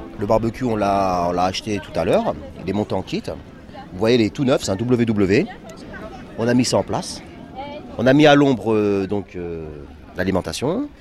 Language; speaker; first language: French; early bilingual, other home language; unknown